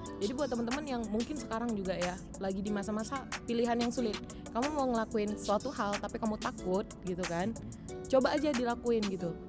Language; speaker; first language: Indonesian; native; Indonesian